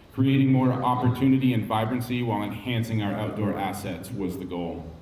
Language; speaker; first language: English; native; English